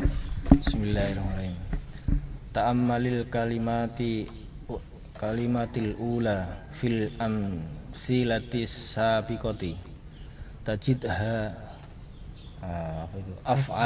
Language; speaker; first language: Arabic; non-native, learner; Indonesian